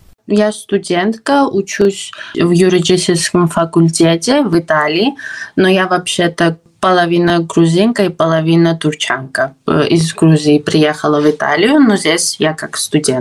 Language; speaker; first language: Russian; non-native, fluent; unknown